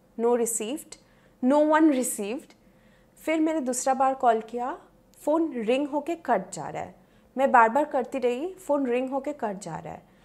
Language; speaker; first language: Hindi; non-native, local second language; Bangla